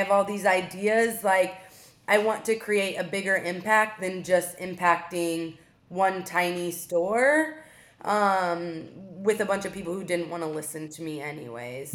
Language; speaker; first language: English; native; English